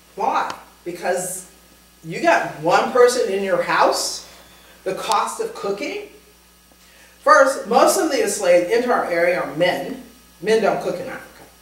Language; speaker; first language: English; native; English